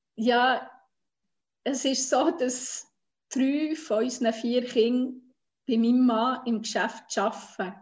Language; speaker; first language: German; non-native, fluent; Swiss German